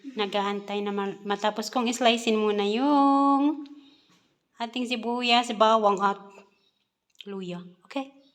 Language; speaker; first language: Filipino; non-native, local second language; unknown